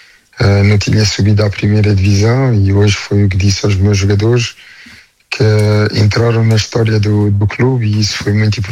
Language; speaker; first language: Portuguese; early bilingual, heritage; French